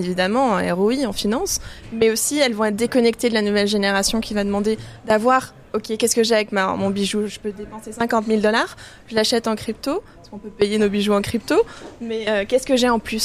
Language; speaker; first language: French; native; French